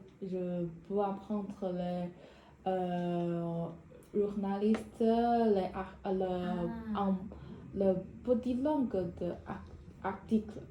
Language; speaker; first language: French; non-native, learner; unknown